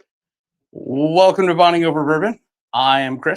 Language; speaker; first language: English; native; English